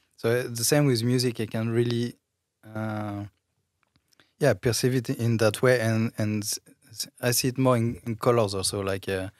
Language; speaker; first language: English; non-native, fluent; French